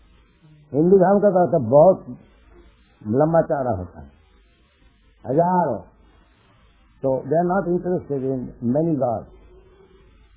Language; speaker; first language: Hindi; non-native, local second language; Bangla